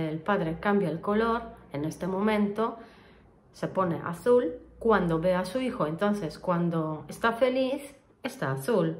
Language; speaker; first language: Spanish; non-native, fluent; Polish